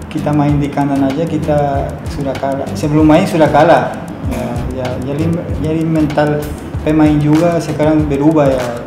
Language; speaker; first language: Indonesian; non-native, fluent; Spanish